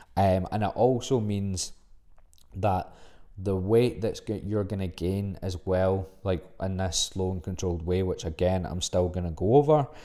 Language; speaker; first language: English; native; English